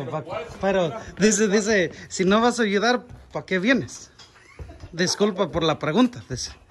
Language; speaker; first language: Spanish; early bilingual, heritage; Spanish